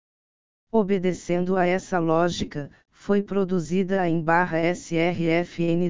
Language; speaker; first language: Portuguese; native; Portuguese